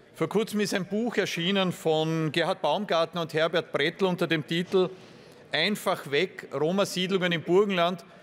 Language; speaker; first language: German; native; German